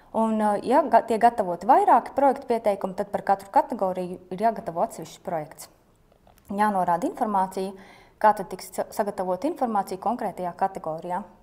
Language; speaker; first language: Latvian; native; Latvian